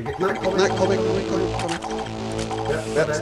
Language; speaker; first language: Swedish; non-native, learner; Faroese